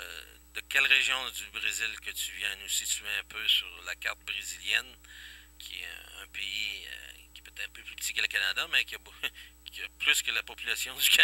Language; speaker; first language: French; native; French